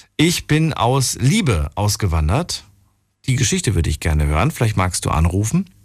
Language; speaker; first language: German; native; German